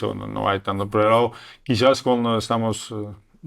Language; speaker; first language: Spanish; non-native, learner; Dutch